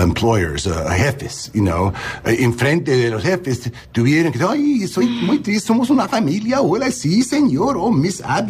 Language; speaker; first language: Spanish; early bilingual, heritage; English